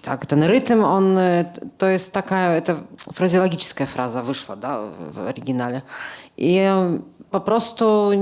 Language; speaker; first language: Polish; non-native, learner; Belarusian